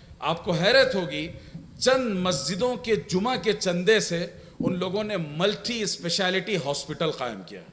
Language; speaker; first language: Urdu; native; Urdu